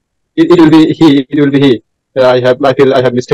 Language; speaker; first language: English; non-native, learner; Bangla